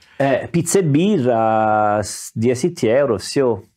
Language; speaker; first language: Russian; non-native, learner; Italian